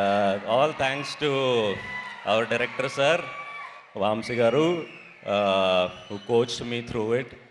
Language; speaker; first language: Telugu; non-native, learner; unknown